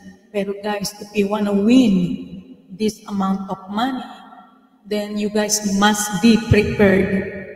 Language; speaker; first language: English; non-native, local second language; Filipino